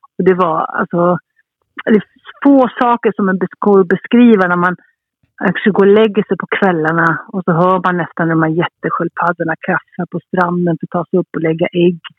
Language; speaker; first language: Swedish; early bilingual, heritage; Swedish